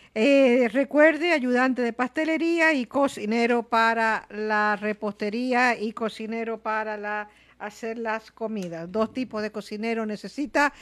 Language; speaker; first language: Spanish; native; Spanish